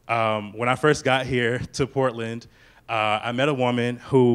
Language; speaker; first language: English; native; English